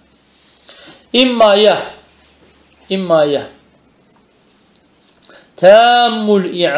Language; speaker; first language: Arabic; non-native, fluent; Turkish